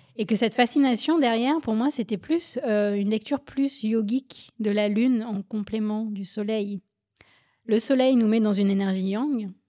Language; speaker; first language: French; native; French